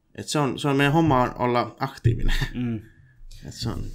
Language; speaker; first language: Finnish; native; Finnish